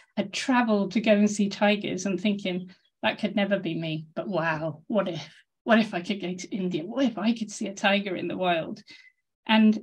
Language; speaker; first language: English; native; English